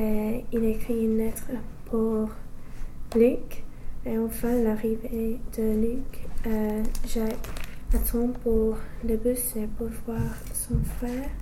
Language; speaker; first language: French; non-native, learner; English